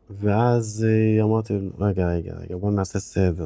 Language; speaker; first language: Hebrew; non-native, local second language; Arabic